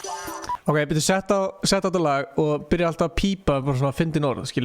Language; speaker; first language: Icelandic; native; Icelandic